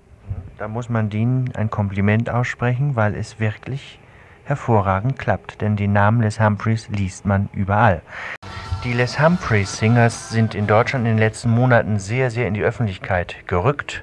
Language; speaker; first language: German; native; German